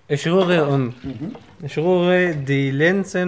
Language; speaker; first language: German; non-native, learner; Arabic